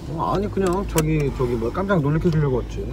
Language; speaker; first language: Korean; native; Korean